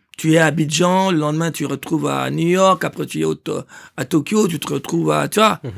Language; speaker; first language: French; non-native, local second language; Lingala